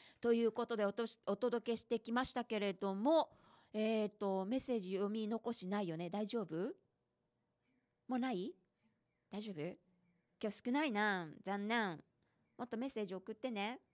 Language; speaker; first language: Japanese; native; Japanese